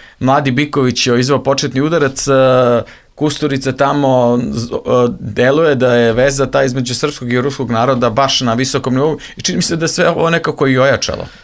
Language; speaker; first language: Serbian; native; Serbian